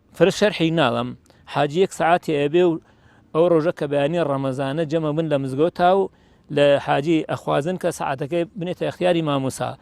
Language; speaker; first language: Central Kurdish; non-native, local second language; Gurani